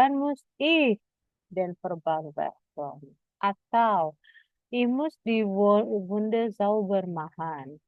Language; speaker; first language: German; non-native, fluent; Indonesian